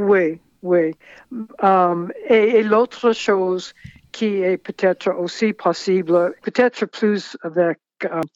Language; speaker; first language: French; non-native, local second language; English